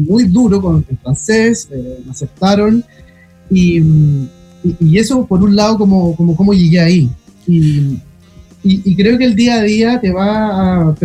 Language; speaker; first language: Spanish; native; Spanish